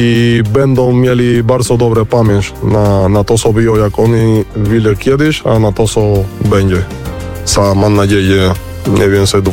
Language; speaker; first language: Polish; non-native, learner; Spanish